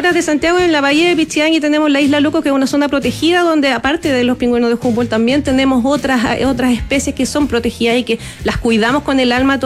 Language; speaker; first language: Spanish; native; Spanish